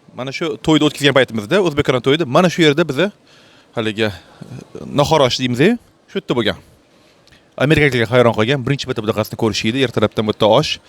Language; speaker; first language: Uzbek; native; Uzbek